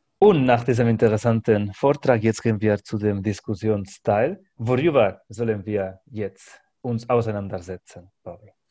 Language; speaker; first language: German; non-native, fluent; Spanish